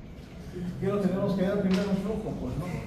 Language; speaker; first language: Spanish; native; Spanish